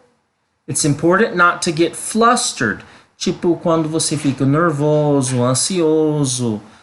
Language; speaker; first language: Portuguese; non-native, learner; English